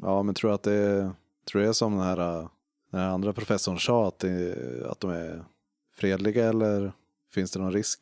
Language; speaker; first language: Swedish; native; Swedish